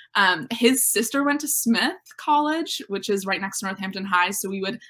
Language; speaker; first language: English; native; English